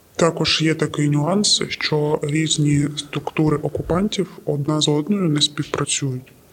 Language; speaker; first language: Ukrainian; native; Ukrainian